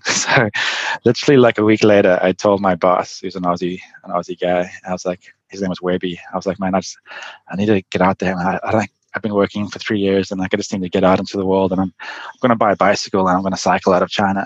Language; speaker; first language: English; native; English